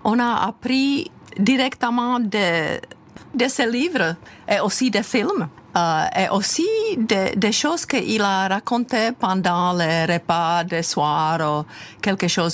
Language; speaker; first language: French; non-native, fluent; Czech